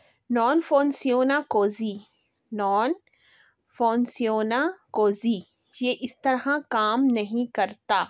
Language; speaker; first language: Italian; non-native, fluent; Urdu